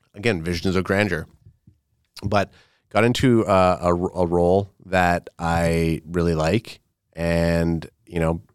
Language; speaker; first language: English; native; English